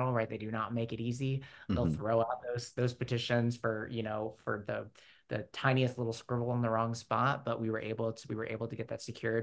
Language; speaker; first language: English; native; English